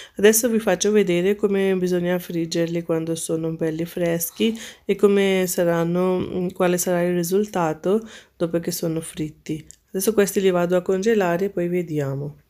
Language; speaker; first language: Italian; non-native, fluent; Urdu